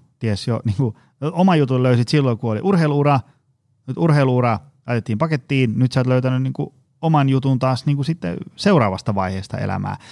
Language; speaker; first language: Finnish; native; Finnish